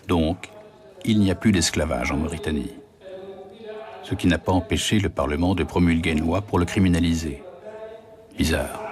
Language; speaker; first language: French; native; French